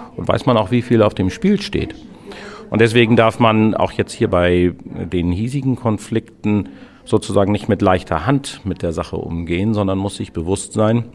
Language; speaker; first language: German; native; German